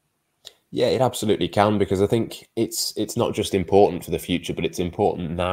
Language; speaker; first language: English; native; English